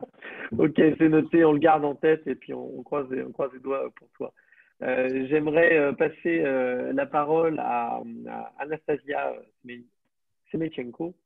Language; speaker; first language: French; native; French